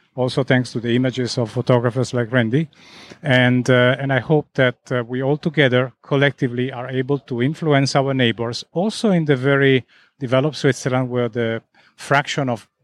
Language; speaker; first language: English; non-native, fluent; Italian